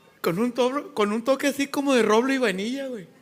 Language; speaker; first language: Spanish; native; Spanish